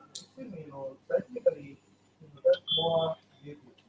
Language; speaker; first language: English; non-native, learner; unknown